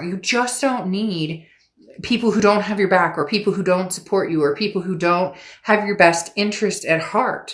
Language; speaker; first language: English; native; English